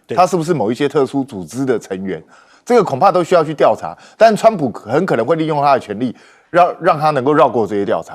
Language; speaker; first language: Chinese; native; Chinese